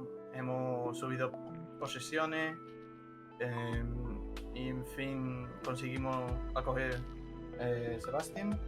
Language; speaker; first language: Spanish; non-native, learner; English